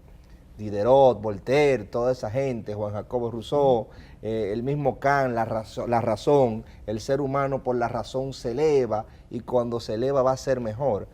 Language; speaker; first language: Spanish; native; Spanish